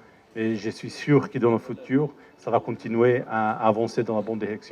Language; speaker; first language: French; non-native, fluent; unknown